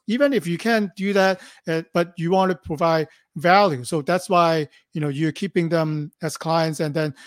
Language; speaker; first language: English; non-native, local second language; Cantonese